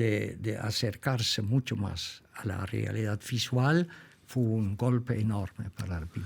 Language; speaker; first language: Spanish; non-native, fluent; Dutch